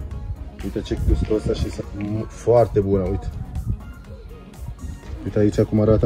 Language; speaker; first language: Romanian; non-native, learner; Arabic